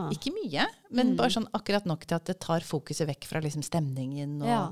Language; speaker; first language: Norwegian; early bilingual, other home language; English